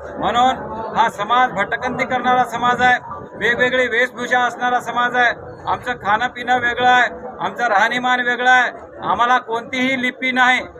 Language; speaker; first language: Marathi; non-native, local second language; Lambadi